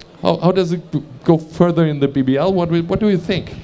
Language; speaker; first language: English; non-native, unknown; German